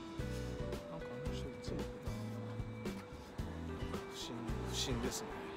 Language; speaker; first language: Japanese; native; Japanese